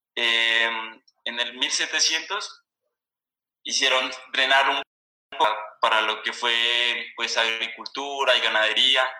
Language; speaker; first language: Spanish; native; Spanish